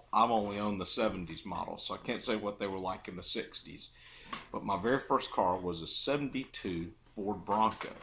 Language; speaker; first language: English; native; English